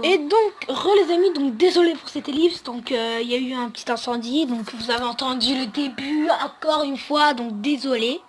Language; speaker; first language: French; native; French